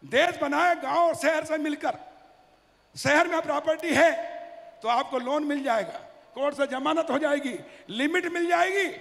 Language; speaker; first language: Hindi; native; Hindi